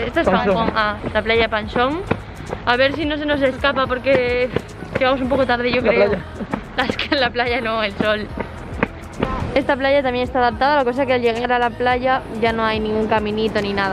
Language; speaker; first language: Spanish; native; Spanish